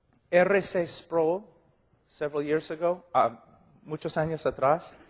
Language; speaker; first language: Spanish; non-native, fluent; English